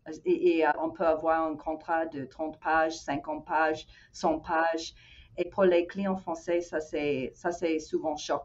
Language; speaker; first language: French; non-native, fluent; English